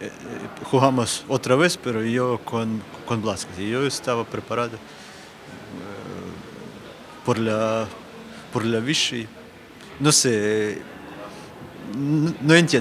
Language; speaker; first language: Spanish; non-native, learner; Ukrainian